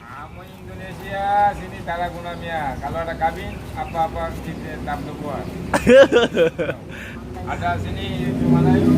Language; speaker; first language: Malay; non-native, learner; Bangla